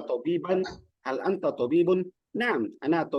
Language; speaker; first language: Arabic; non-native, learner; Indonesian